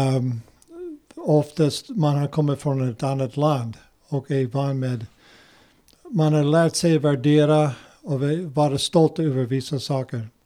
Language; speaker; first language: Swedish; non-native, fluent; English